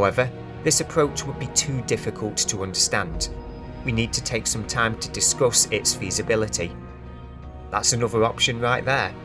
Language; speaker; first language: English; native; English